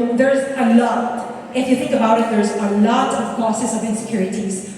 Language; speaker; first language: English; non-native, local second language; Filipino